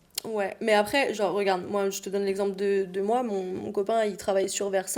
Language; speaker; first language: French; native; French